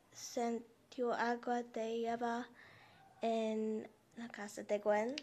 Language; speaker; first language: Spanish; non-native, learner; English